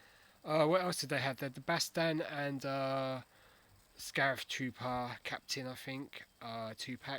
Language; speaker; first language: English; native; English